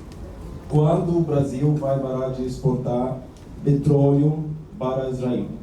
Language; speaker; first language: Portuguese; non-native, learner; Turkish